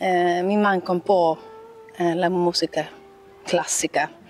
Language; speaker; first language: Italian; non-native, learner; Swedish